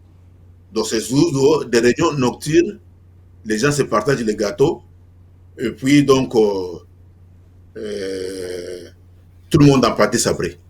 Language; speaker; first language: French; non-native, local second language; Lingala